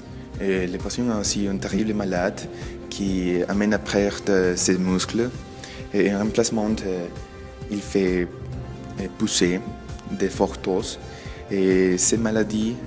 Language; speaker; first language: French; non-native, learner; Spanish